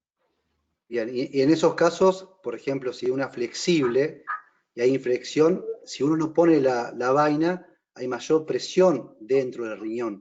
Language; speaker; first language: Spanish; native; Spanish